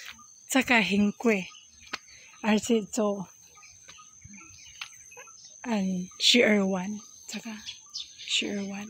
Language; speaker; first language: Chinese; non-native, learner; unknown